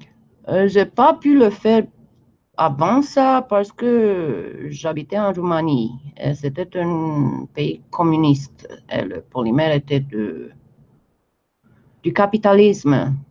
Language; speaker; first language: French; non-native, fluent; Romanian